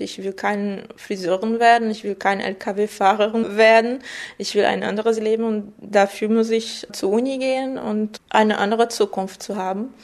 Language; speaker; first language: German; non-native, fluent; Portuguese